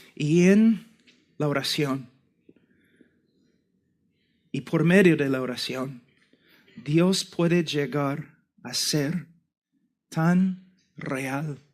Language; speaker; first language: Spanish; non-native, fluent; English